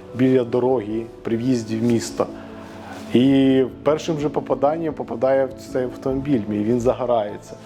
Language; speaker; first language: Ukrainian; native; Ukrainian